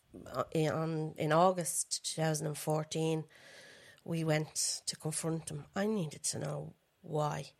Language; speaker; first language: English; native; English